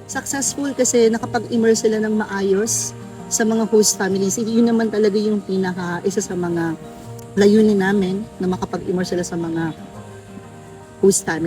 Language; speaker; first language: Filipino; non-native, local second language; Bikol